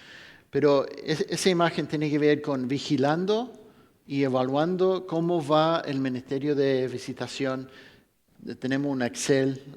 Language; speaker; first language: Spanish; non-native, fluent; English